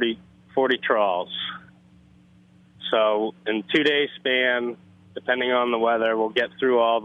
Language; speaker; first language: English; native; English